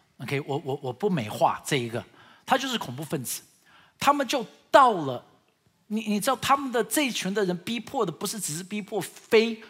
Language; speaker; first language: Chinese; early bilingual, heritage; Chinese